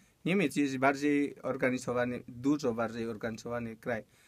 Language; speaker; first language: Polish; non-native, fluent; Spanish